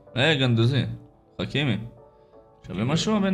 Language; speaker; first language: Hebrew; native; Hebrew